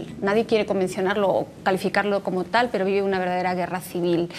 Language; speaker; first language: Spanish; native; Spanish